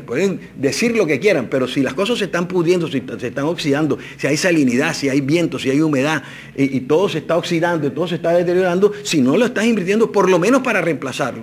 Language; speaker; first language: Spanish; native; Spanish